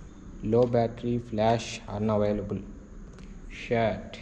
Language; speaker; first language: Kannada; non-native, local second language; Telugu